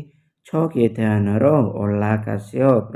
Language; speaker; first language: Korean; non-native, learner; Indonesian